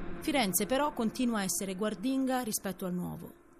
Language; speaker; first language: Italian; native; Italian